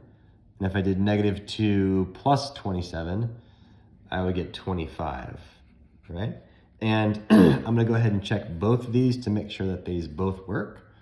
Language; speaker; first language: English; native; English